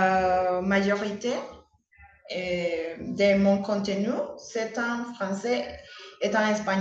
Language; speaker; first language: French; non-native, learner; Spanish